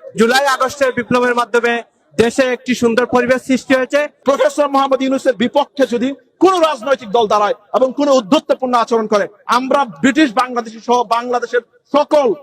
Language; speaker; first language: Bangla; native; Bangla